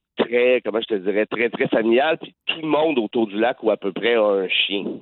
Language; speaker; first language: French; native; French